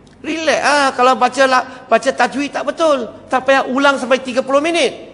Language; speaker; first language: Malay; non-native, local second language; Chinese